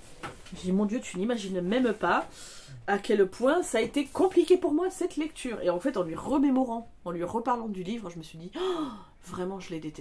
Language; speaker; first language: French; native; French